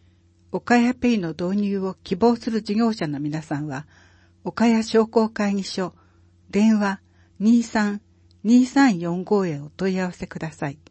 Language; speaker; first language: Japanese; native; Japanese